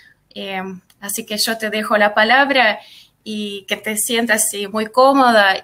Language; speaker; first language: Spanish; non-native, fluent; Russian